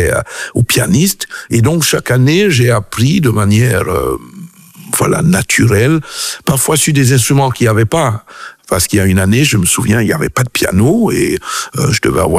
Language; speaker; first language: French; native; French